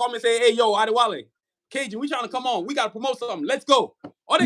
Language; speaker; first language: English; native; English